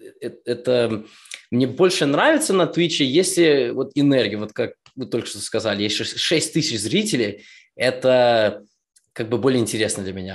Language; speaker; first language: Russian; early bilingual, heritage; Russian